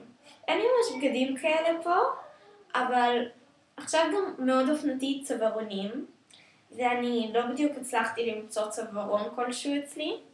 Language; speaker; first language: Hebrew; native; Hebrew